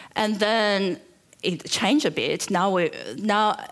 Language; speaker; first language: English; early bilingual, other home language; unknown